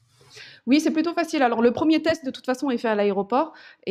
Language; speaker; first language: French; early bilingual, other home language; Korean